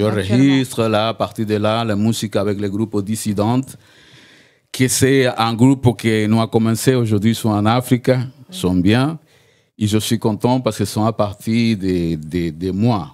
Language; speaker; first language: French; non-native, learner; Spanish